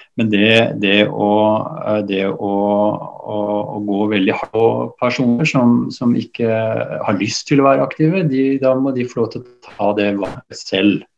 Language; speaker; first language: Norwegian; native; Norwegian